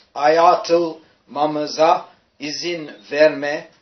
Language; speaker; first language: Turkish; non-native, learner; English